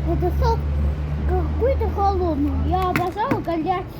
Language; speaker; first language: Russian; early bilingual, heritage; Azerbaijani